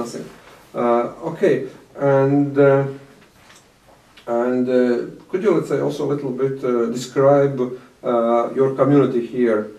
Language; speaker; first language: English; non-native, fluent; Latvian